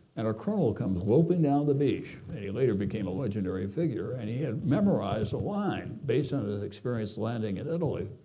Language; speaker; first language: English; native; English